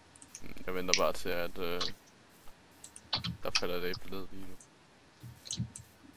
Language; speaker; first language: Danish; native; Danish